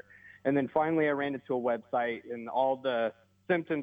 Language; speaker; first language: English; native; English